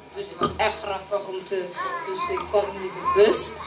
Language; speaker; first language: Dutch; early bilingual, other home language; French